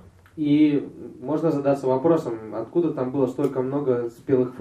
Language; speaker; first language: Russian; native; Russian